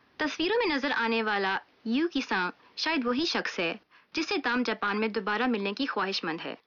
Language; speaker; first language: Urdu; native; Urdu